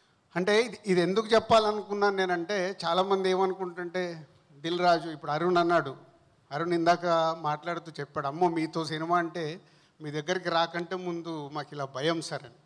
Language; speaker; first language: Telugu; native; Telugu